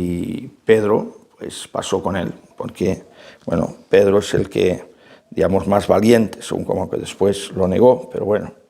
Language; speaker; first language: Spanish; native; Spanish